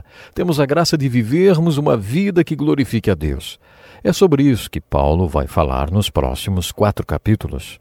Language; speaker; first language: Portuguese; native; Portuguese